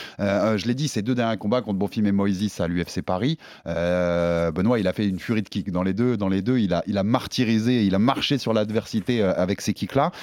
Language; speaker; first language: French; native; French